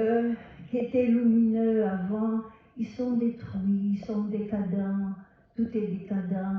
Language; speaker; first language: French; non-native, fluent; Portuguese